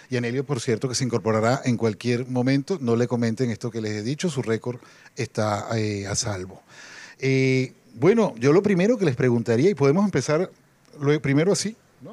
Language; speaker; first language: Spanish; native; Spanish